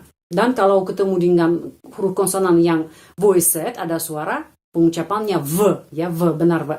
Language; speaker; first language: Indonesian; non-native, fluent; Russian